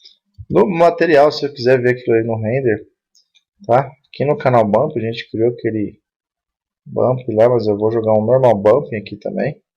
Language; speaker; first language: Portuguese; native; Portuguese